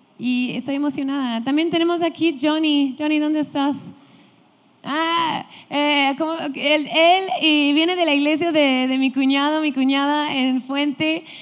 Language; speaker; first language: Spanish; non-native, fluent; English